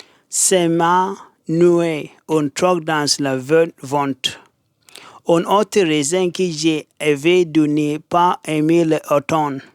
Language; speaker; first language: French; non-native, learner; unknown